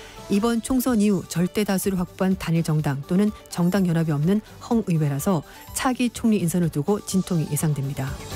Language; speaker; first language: Korean; native; Korean